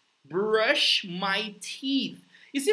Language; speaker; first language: English; non-native, fluent; Portuguese